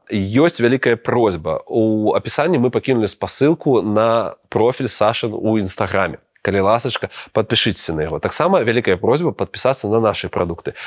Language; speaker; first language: Belarusian; non-native, local second language; Russian